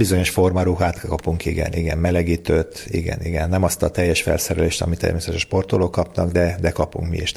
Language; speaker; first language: Hungarian; native; Hungarian